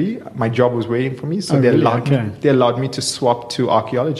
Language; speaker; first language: English; native; English